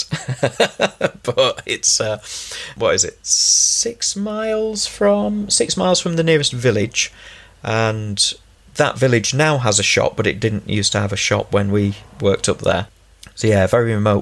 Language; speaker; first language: English; native; English